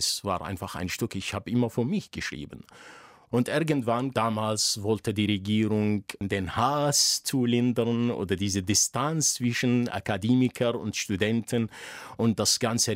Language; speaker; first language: German; non-native, fluent; Arabic